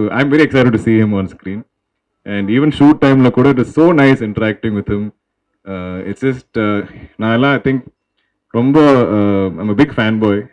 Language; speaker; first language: Tamil; non-native, local second language; Malayalam